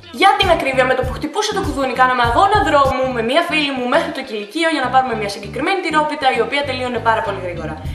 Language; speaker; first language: Greek; early bilingual, other home language; Russian